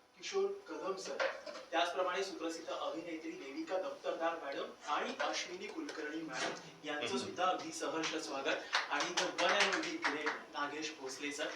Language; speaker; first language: Marathi; native; Marathi